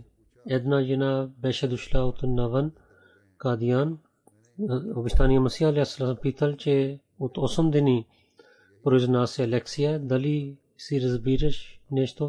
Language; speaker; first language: Bulgarian; non-native, learner; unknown